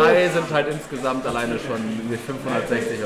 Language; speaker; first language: German; native; German